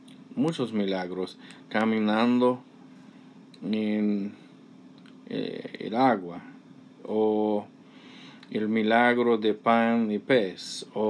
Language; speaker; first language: Spanish; non-native, fluent; English